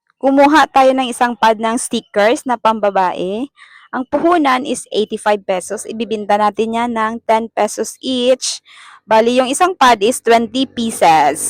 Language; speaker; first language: Filipino; non-native, local second language; Cebuano